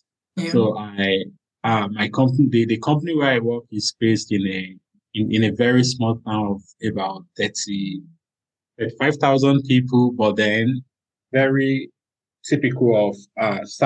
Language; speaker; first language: English; non-native, local second language; Yoruba